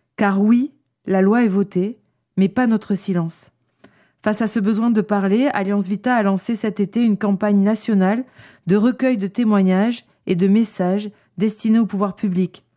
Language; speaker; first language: French; native; French